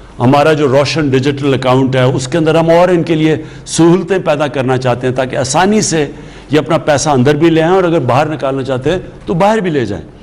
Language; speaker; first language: Urdu; native; Urdu